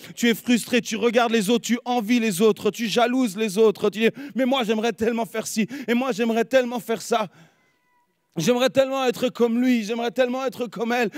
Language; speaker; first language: French; native; French